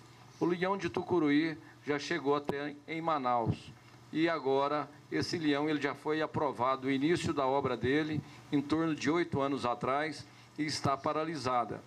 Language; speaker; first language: Portuguese; native; Portuguese